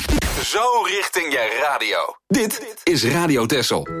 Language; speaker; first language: Dutch; native; Dutch